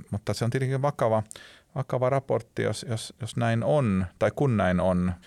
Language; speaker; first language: Finnish; non-native, local second language; Swedish